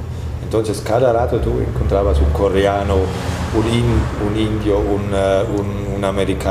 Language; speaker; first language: Spanish; non-native, fluent; German